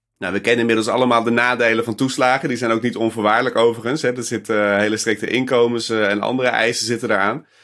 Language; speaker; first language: Dutch; native; Dutch